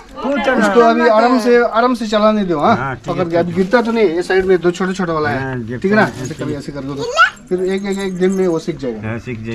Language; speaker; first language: Hindi; non-native, local second language; Tibetan